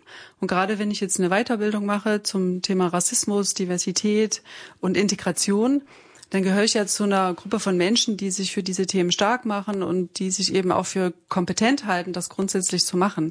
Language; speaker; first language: German; native; German